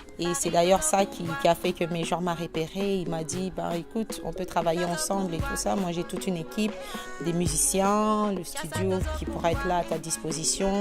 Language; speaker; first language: French; non-native, local second language; Lingala